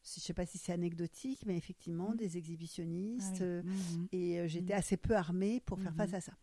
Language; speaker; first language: French; non-native, fluent; German